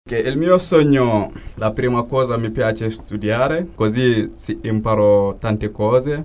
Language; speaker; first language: Italian; non-native, learner; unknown